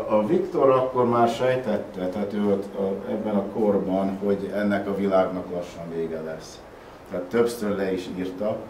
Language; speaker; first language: Hungarian; early bilingual, heritage; Hungarian